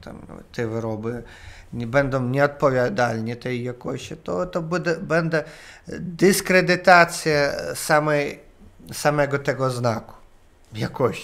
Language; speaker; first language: Polish; non-native, learner; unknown